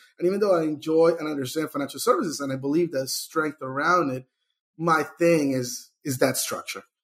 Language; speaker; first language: English; early bilingual, other home language; Spanish